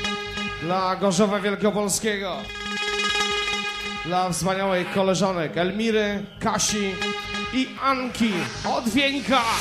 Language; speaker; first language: Polish; native; Polish